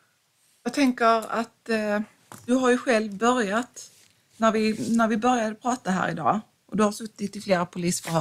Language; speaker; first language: Swedish; native; Swedish